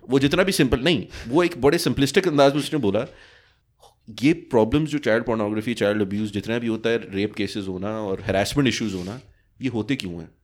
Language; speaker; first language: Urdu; native; Urdu